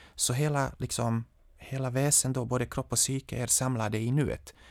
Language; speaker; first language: Swedish; non-native, fluent; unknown